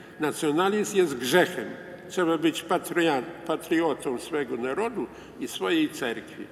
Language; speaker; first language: Polish; non-native, local second language; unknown